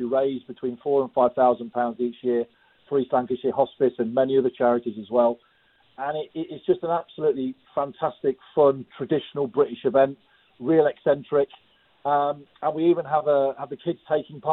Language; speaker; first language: English; native; English